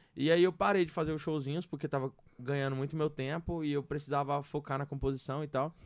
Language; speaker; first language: Portuguese; native; Portuguese